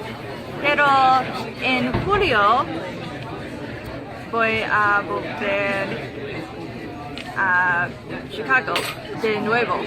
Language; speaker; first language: Spanish; non-native, learner; English